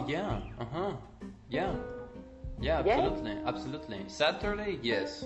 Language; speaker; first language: English; non-native, fluent; Spanish